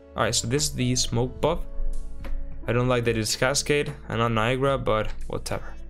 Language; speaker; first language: English; non-native, fluent; Spanish